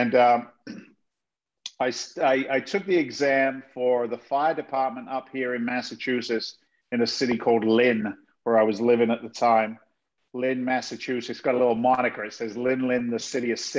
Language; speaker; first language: English; native; English